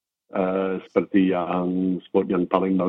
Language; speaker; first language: Indonesian; non-native, fluent; English